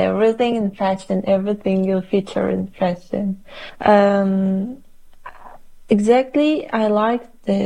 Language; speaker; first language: English; non-native, fluent; Uzbek